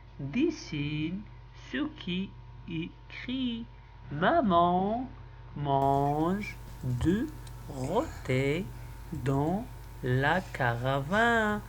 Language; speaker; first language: French; non-native, local second language; Arabic